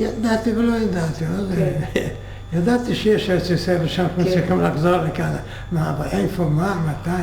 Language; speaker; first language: Hebrew; non-native, fluent; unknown